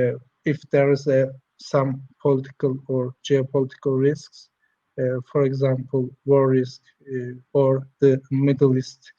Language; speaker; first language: English; non-native, learner; Turkish